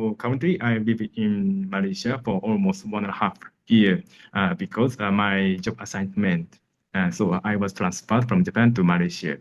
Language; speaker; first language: English; non-native, learner; Japanese